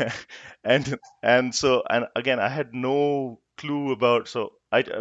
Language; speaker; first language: English; non-native, local second language; Hindi